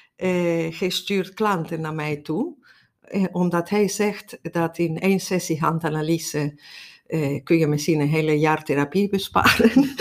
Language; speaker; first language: Dutch; non-native, fluent; Spanish